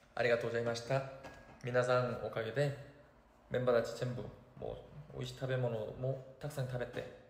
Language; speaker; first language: Japanese; non-native, learner; Korean